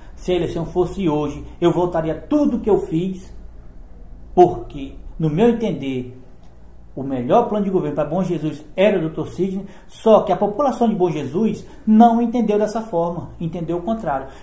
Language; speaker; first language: Portuguese; native; Portuguese